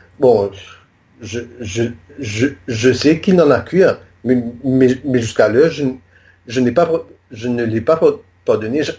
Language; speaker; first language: French; non-native, local second language; Morisyen